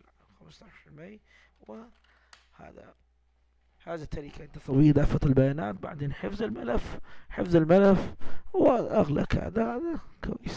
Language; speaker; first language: Arabic; non-native, learner; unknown